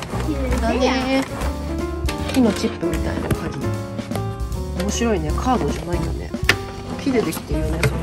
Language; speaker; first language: Japanese; native; Japanese